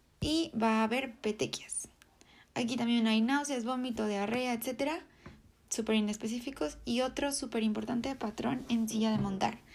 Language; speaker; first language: Spanish; native; Spanish